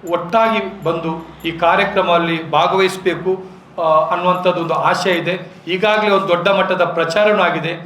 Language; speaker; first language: Kannada; native; Kannada